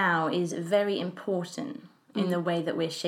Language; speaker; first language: English; native; English